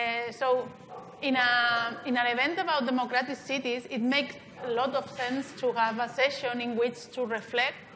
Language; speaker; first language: English; non-native, fluent; Spanish